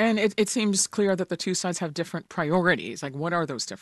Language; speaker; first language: English; native; English